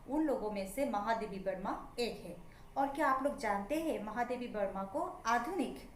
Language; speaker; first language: Hindi; non-native, local second language; Assamese